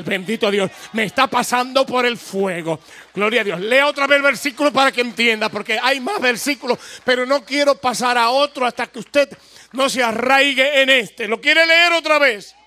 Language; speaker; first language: Spanish; native; Spanish